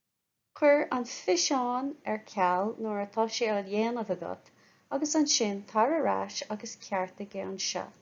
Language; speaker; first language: Irish; non-native, local second language; English